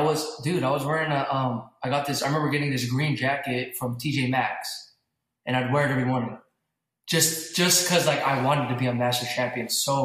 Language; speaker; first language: English; native; English